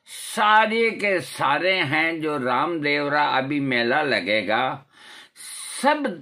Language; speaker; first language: Hindi; non-native, local second language; Marwari